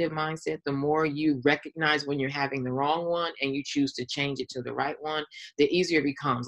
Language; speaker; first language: English; native; English